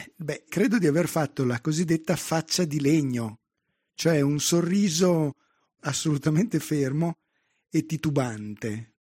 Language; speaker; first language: Italian; native; Italian